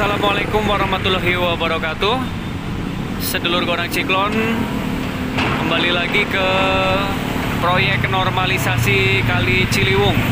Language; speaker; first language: Indonesian; non-native, local second language; Javanese